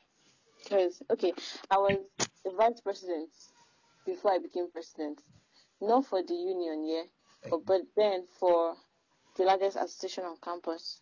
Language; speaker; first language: English; non-native, local second language; Yoruba